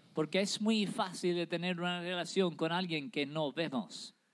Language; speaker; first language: Spanish; native; Spanish